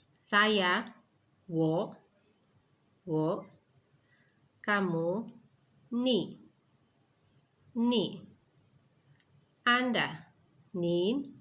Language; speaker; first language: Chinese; non-native, learner; Indonesian